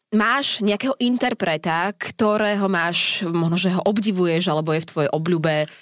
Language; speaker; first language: Slovak; native; Slovak